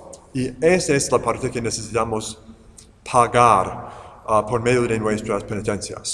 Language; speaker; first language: Spanish; non-native, fluent; English